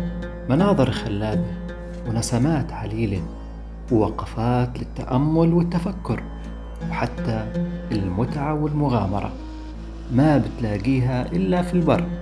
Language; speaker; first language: Arabic; native; Arabic